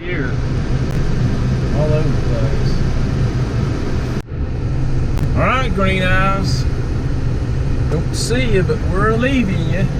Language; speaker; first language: English; native; English